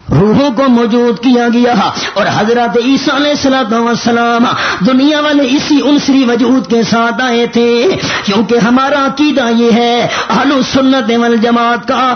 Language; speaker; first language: Urdu; non-native, local second language; Punjabi